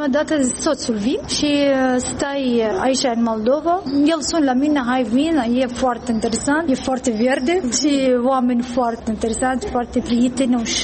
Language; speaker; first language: Romanian; non-native, learner; Arabic